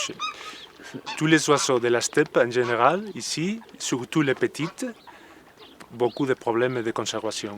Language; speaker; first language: French; non-native, learner; Spanish